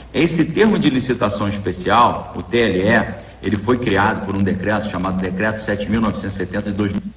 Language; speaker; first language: Portuguese; native; Portuguese